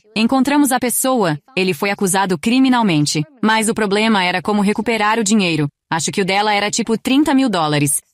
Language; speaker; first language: Portuguese; non-native, fluent; Greek